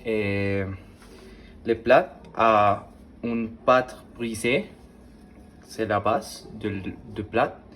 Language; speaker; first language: French; non-native, learner; Spanish